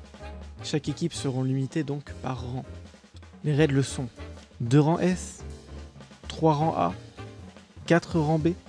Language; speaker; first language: French; native; French